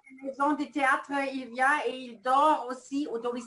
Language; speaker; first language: French; non-native, fluent; German